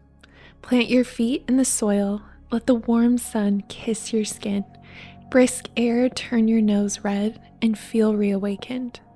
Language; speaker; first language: English; native; English